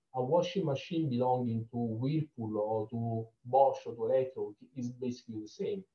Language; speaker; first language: English; non-native, fluent; Italian